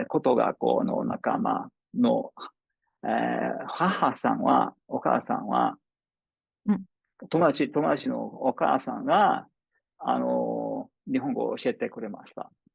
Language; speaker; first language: Japanese; non-native, fluent; English